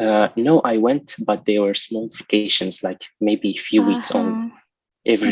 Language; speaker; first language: English; non-native, local second language; Arabic